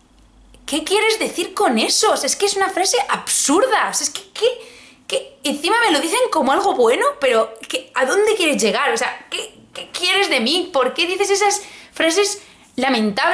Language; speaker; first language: Spanish; native; Spanish